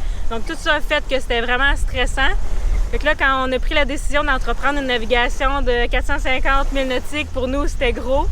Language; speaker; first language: French; native; French